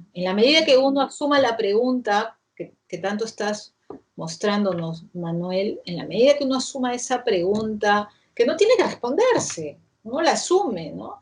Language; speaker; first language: Spanish; native; Spanish